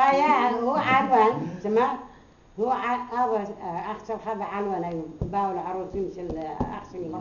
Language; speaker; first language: Hebrew; non-native, learner; Arabic